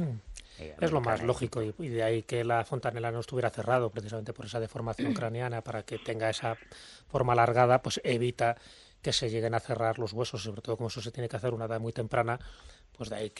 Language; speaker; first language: Spanish; native; Spanish